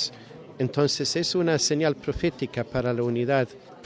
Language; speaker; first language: Spanish; non-native, fluent; Swedish